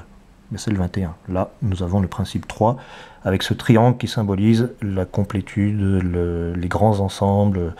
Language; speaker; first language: French; native; French